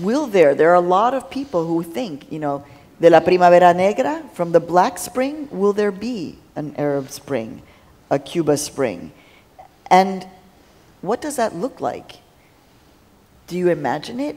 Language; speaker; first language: English; early bilingual, other home language; Spanish